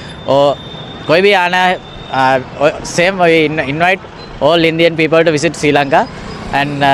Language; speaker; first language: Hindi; non-native, learner; Sinhala